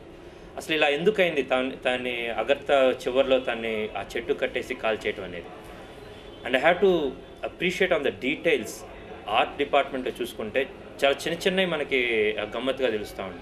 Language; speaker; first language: Telugu; native; Telugu